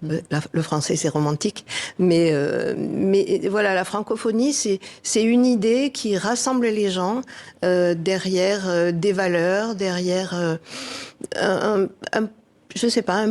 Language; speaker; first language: French; native; French